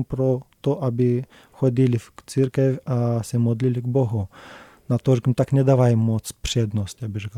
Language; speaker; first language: Czech; non-native, learner; Romanian